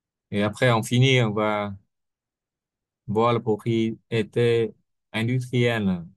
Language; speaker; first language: French; non-native, fluent; Vietnamese